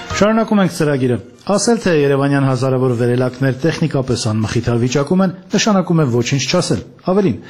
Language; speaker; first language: Armenian; native; Armenian